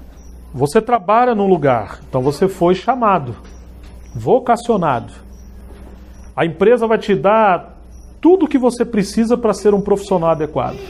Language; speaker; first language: Portuguese; native; Portuguese